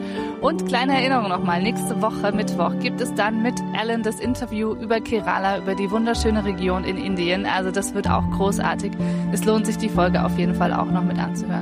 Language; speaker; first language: German; native; German